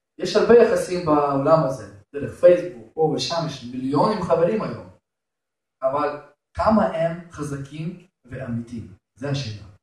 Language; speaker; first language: Hebrew; non-native, fluent; Russian